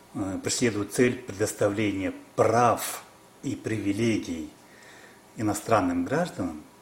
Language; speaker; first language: Russian; non-native, local second language; Kyrgyz